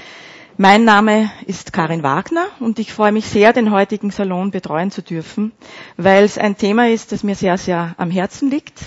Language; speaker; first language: German; native; German